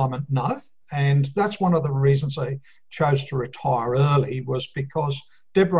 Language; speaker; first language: English; native; English